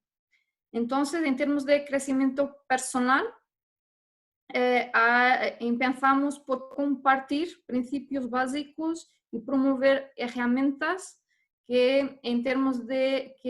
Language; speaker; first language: Spanish; non-native, fluent; Portuguese